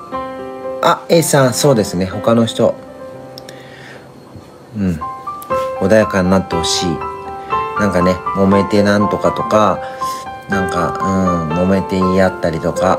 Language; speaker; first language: Japanese; native; Japanese